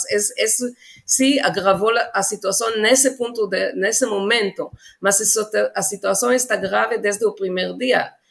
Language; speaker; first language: Portuguese; non-native, fluent; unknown